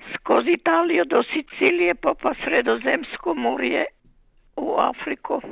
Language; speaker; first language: Slovenian; native; Slovenian